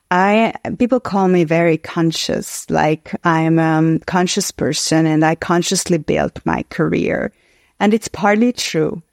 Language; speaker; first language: English; non-native, fluent; Hungarian